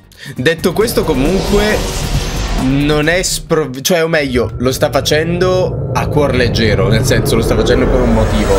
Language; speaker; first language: Italian; native; Italian